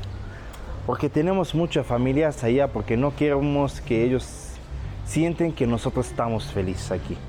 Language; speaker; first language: Spanish; non-native, fluent; Arabic